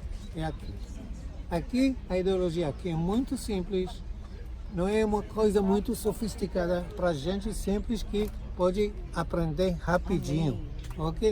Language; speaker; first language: Portuguese; non-native, learner; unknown